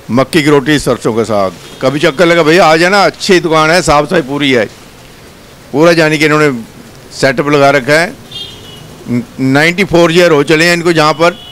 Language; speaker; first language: Hindi; native; Hindi